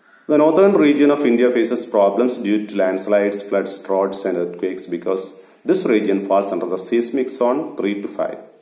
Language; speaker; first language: English; non-native, local second language; Malayalam